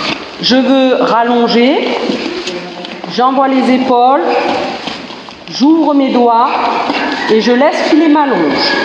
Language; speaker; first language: French; native; French